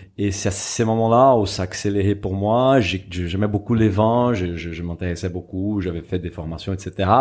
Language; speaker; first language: French; non-native, fluent; Portuguese